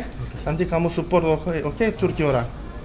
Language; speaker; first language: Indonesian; non-native, learner; Turkish